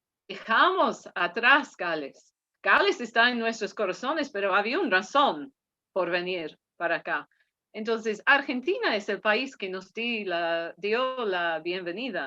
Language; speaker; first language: Spanish; non-native, fluent; English